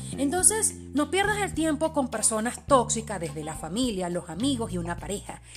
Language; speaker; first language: Spanish; early bilingual, other home language; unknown